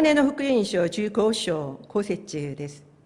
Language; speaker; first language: Japanese; non-native, fluent; Korean